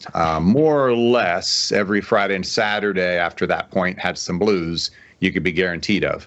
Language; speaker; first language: English; native; English